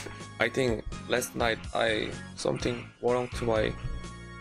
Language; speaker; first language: English; non-native, learner; Korean